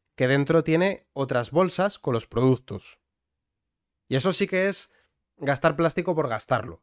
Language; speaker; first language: Spanish; native; Spanish